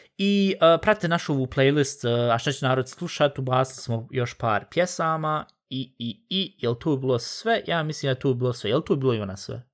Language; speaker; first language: Bosnian; early bilingual, heritage; Bosnian